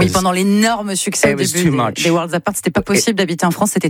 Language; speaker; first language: French; native; French